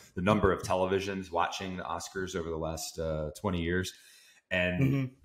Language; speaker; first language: English; native; English